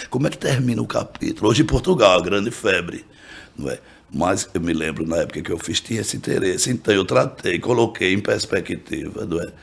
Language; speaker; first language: Portuguese; native; Portuguese